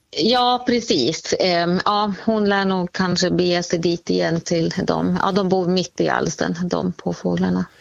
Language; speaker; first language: Swedish; native; Swedish